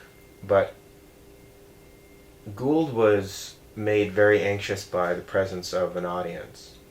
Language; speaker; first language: English; native; English